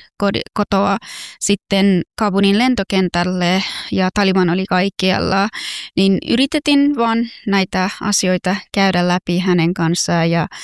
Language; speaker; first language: Finnish; non-native, fluent; Persian